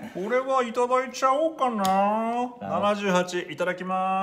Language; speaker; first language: Japanese; native; Japanese